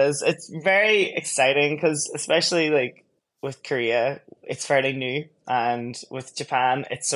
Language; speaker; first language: English; native; English